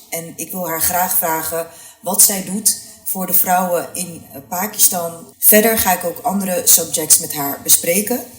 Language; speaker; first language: Dutch; early bilingual, other home language; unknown